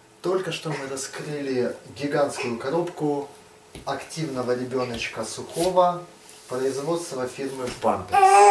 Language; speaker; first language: Russian; native; Russian